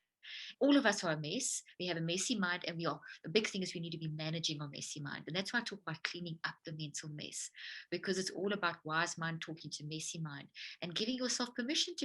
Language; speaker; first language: English; native; English